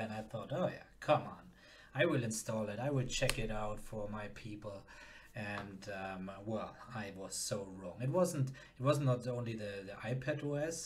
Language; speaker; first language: English; non-native, fluent; German